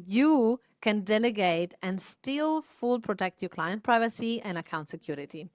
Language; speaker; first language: English; non-native, fluent; Italian